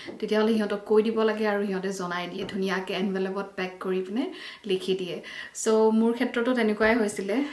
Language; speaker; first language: Assamese; native; Assamese